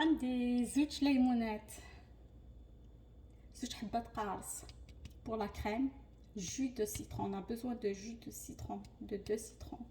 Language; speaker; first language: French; non-native, local second language; Arabic